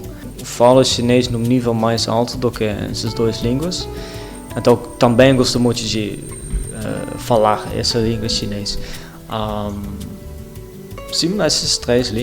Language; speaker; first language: Portuguese; non-native, learner; Dutch